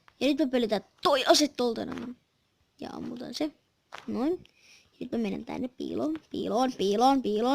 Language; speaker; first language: Finnish; native; Finnish